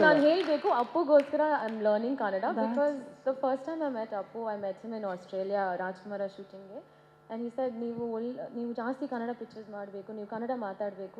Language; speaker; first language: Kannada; non-native, learner; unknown